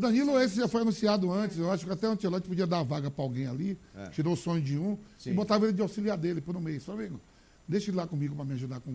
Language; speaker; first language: Portuguese; native; Portuguese